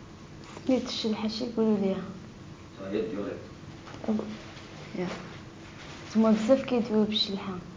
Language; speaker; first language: Dutch; non-native, learner; Arabic